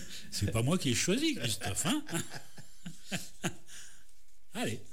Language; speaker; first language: French; native; French